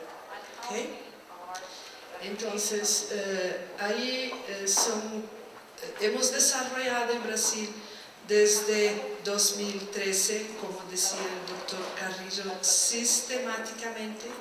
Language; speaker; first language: Spanish; non-native, fluent; Portuguese